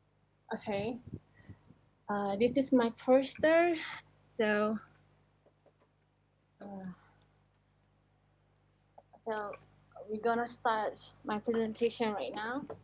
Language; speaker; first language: English; non-native, learner; Malay